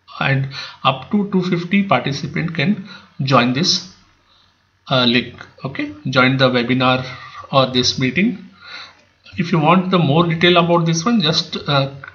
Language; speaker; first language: English; non-native, local second language; Kannada